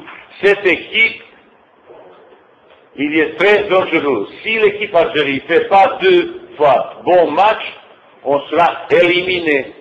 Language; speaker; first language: French; non-native, fluent; Bosnian